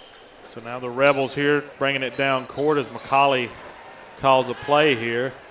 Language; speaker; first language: English; native; English